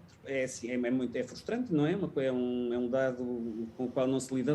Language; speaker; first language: Portuguese; native; Portuguese